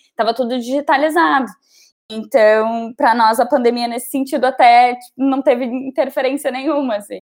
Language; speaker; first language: Portuguese; native; Portuguese